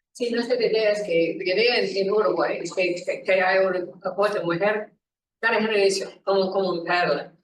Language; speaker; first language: Spanish; non-native, learner; English